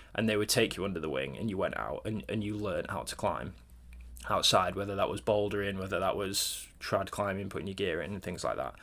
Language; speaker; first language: English; native; English